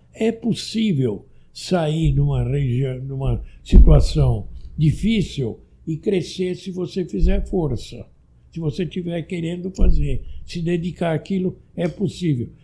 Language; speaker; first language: Portuguese; early bilingual, other home language; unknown